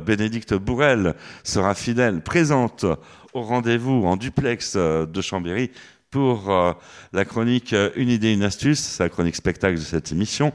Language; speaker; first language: French; native; French